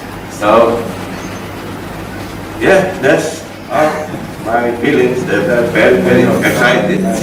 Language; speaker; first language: English; non-native, fluent; Indonesian